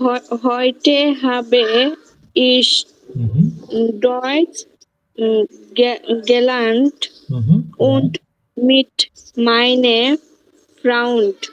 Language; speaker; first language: German; non-native, learner; Bangla